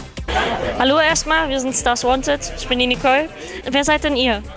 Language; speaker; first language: German; native; German